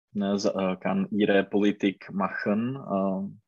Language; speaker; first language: German; non-native, fluent; Czech